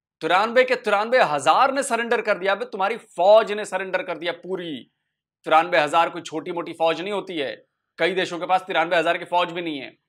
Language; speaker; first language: Hindi; native; Hindi